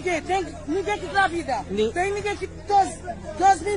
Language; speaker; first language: Portuguese; non-native, learner; Haitian Creole